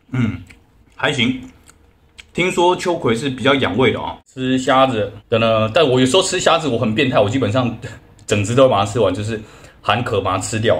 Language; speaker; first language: Chinese; native; Chinese